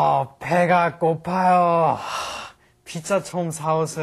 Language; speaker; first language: Korean; non-native, learner; English